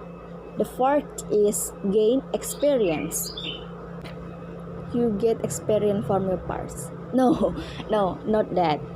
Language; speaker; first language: English; non-native, learner; Indonesian